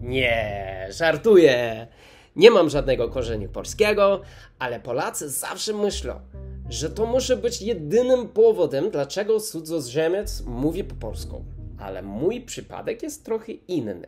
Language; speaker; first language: Polish; non-native, learner; English